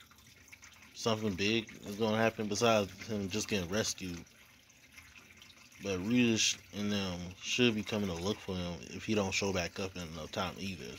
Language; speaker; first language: English; native; English